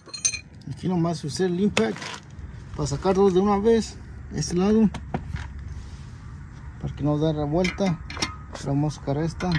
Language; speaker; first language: Spanish; early bilingual, heritage; Spanish